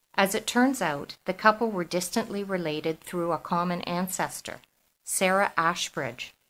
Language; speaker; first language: English; native; English